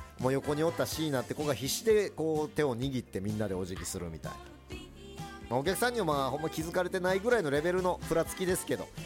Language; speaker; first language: Japanese; early bilingual, other home language; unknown